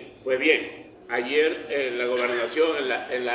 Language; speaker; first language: Spanish; native; Spanish